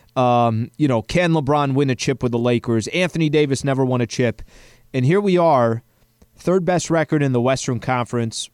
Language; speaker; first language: English; native; English